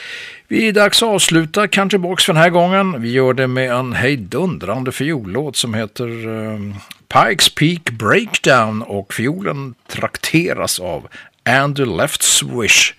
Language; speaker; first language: Swedish; native; Swedish